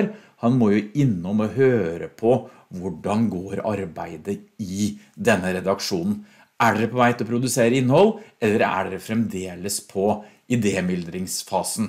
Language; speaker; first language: Norwegian; native; Norwegian